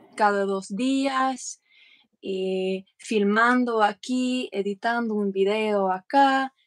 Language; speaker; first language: Spanish; non-native, fluent; English